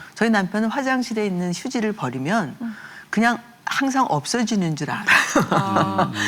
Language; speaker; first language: Korean; native; Korean